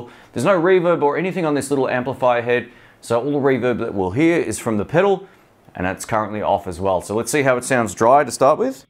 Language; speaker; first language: English; native; English